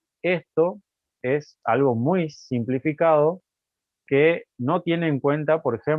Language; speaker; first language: Spanish; native; Spanish